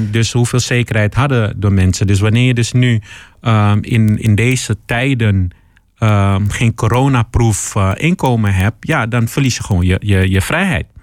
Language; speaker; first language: Dutch; early bilingual, other home language; Papiamento